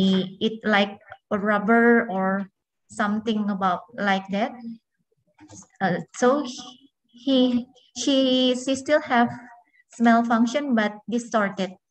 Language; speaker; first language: English; non-native, fluent; Indonesian